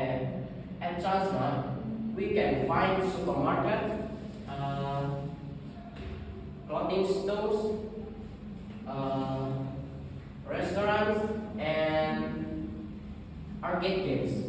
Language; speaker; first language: English; non-native, learner; Indonesian